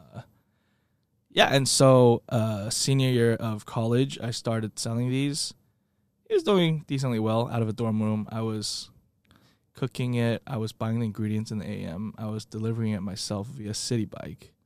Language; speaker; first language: English; non-native, fluent; Chinese